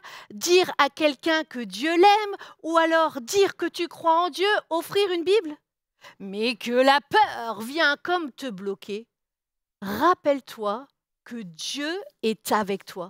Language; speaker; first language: French; native; French